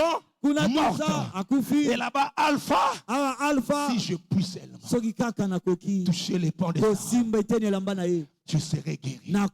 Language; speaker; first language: French; non-native, local second language; Lingala